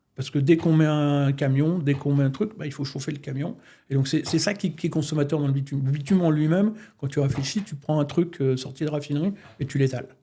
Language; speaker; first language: French; native; French